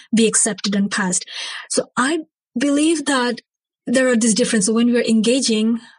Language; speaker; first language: English; non-native, local second language; Bangla